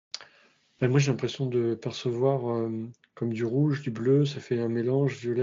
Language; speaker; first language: French; native; French